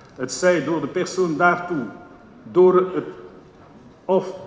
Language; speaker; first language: Dutch; non-native, local second language; French